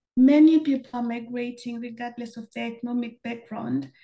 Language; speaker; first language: English; non-native, local second language; Shona